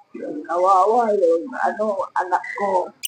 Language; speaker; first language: Filipino; non-native, local second language; Pangasinan